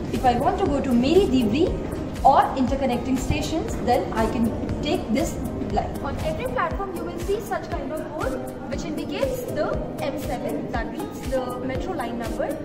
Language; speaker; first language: English; non-native, local second language; Hindi